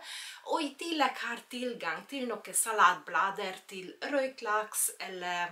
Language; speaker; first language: Norwegian; non-native, fluent; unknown